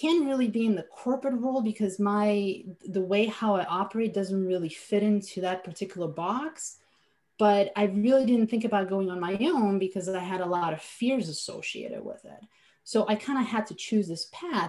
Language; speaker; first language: English; non-native, fluent; Slovenian